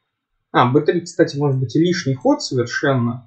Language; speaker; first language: Russian; native; Russian